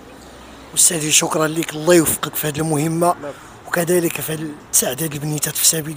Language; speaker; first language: Arabic; native; Arabic